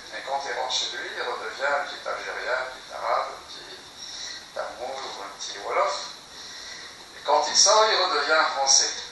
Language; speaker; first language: French; non-native, local second language; Kabyle